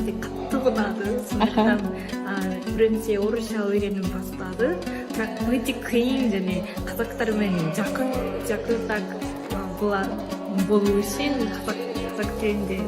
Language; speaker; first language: Kazakh; non-native, learner; Japanese